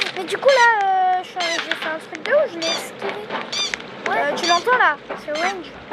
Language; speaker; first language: French; native; French